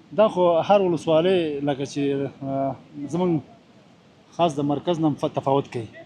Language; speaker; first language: Pashto; non-native, local second language; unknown